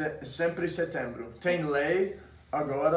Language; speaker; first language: Portuguese; non-native, fluent; English